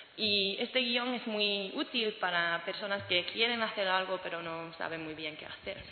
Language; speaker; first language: Spanish; non-native, fluent; English